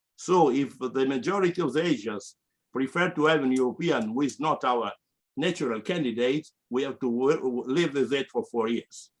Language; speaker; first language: English; non-native, fluent; Italian